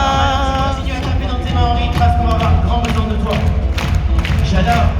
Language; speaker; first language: French; native; French